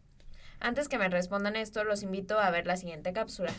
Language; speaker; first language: Spanish; native; Spanish